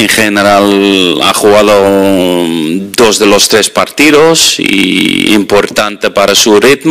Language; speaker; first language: Spanish; non-native, fluent; Dutch